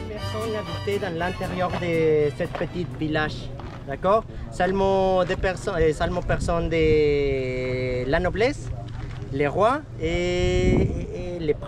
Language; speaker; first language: French; non-native, learner; Spanish